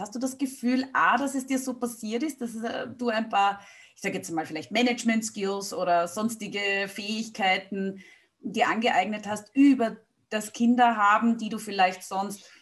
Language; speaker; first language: German; native; German